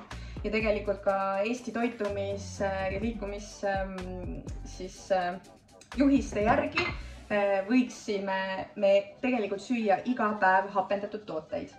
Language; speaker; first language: Estonian; native; Estonian